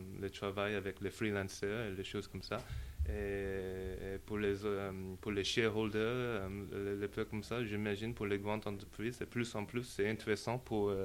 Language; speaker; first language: French; non-native, learner; English